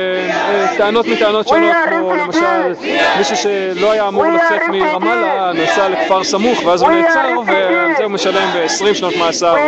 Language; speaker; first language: Hebrew; native; Hebrew